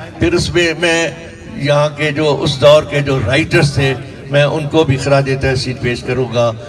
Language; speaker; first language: Urdu; non-native, local second language; Sindhi